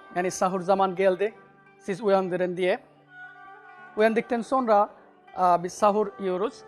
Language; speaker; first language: Turkish; non-native, learner; Bangla